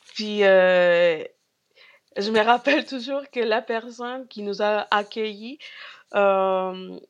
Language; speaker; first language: French; non-native, fluent; Spanish